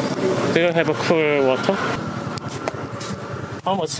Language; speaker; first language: English; non-native, learner; Korean